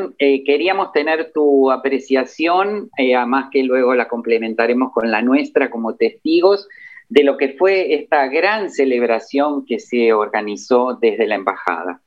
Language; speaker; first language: Spanish; native; Spanish